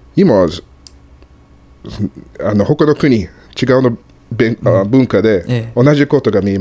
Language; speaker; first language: Japanese; non-native, fluent; English